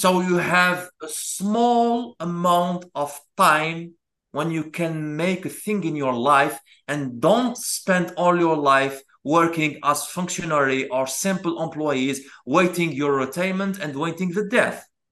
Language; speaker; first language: English; non-native, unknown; Arabic